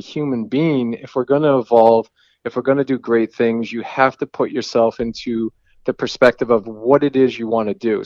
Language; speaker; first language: English; native; English